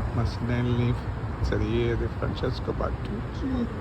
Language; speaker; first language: Italian; non-native, learner; English